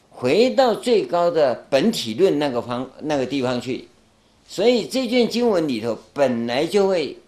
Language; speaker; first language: Chinese; non-native, local second language; Min Nan Chinese